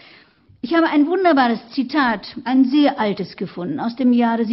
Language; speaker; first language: German; native; German